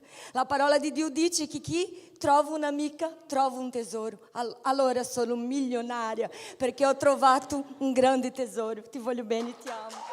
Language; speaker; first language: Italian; non-native, fluent; Portuguese